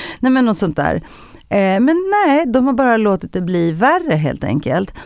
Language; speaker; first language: Swedish; early bilingual, other home language; Greek